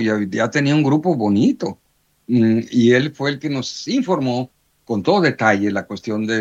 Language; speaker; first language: Spanish; native; Spanish